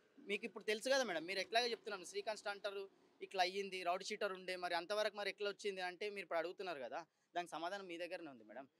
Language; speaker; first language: Telugu; native; Telugu